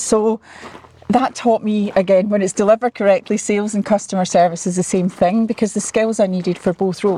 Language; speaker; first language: English; native; English